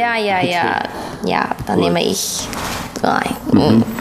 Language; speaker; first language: German; non-native, learner; Chinese